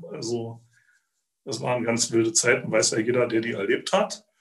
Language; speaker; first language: German; native; German